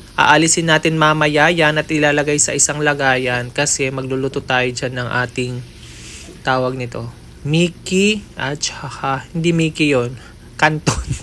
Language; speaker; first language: Filipino; non-native, local second language; Waray